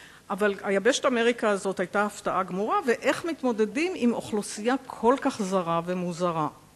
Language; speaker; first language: Hebrew; native; Hebrew